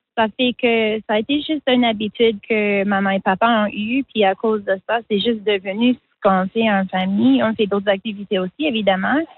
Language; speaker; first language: French; non-native, local second language; English